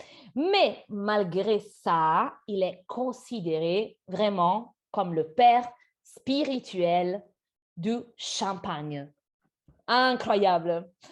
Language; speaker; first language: French; non-native, fluent; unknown